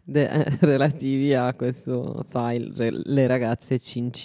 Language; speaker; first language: Italian; native; Italian